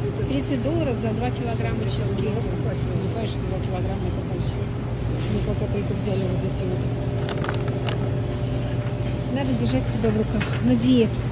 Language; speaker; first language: Russian; native; Russian